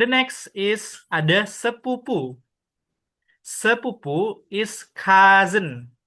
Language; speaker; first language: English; non-native, learner; Indonesian